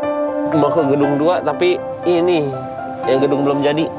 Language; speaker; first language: Indonesian; native; Indonesian